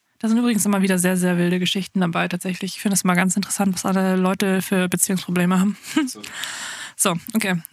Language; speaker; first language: German; early bilingual, other home language; Afrikaans